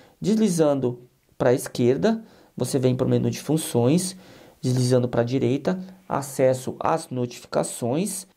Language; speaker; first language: Portuguese; native; Portuguese